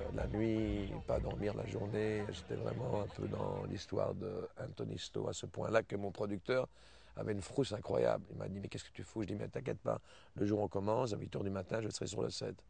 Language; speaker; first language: French; native; French